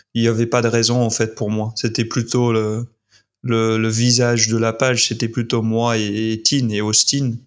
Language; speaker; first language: French; non-native, fluent; English